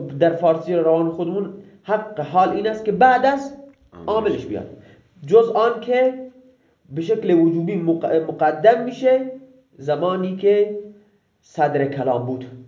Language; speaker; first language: Persian; non-native, local second language; Baluchi